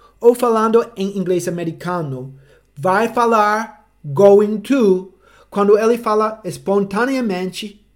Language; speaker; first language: Portuguese; non-native, fluent; English